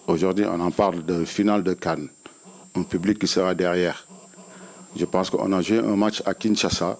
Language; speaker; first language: French; non-native, local second language; Wolof